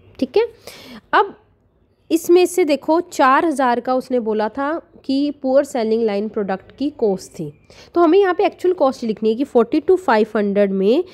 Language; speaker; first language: Hindi; non-native, local second language; Punjabi